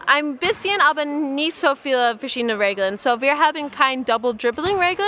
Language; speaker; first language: German; non-native, learner; English